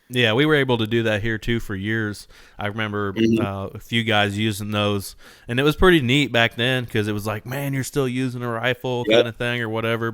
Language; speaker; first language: English; native; English